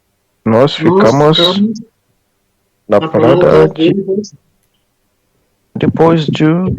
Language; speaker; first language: Portuguese; non-native, learner; English